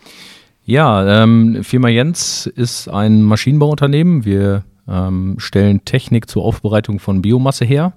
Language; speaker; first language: German; native; German